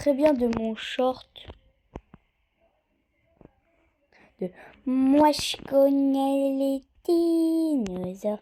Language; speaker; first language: French; native; French